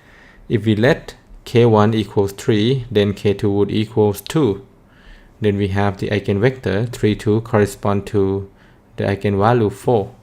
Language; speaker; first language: English; non-native, fluent; Thai